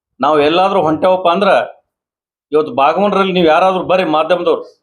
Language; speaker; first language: Kannada; native; Kannada